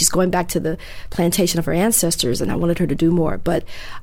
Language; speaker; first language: English; native; English